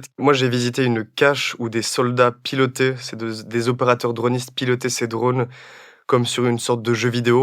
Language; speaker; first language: French; native; French